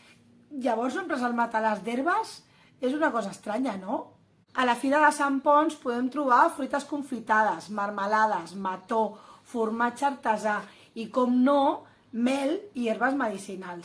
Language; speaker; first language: Catalan; native; Catalan